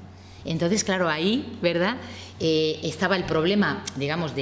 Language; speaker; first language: Spanish; native; Spanish